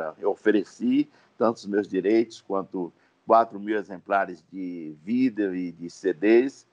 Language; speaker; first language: Portuguese; native; Portuguese